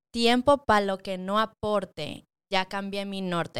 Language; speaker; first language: Spanish; early bilingual, heritage; Spanish